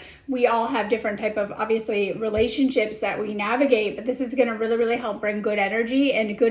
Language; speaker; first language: English; native; English